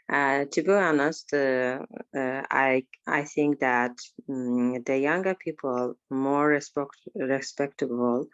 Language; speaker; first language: English; non-native, learner; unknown